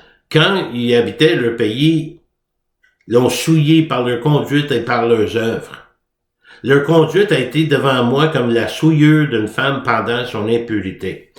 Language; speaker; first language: French; native; French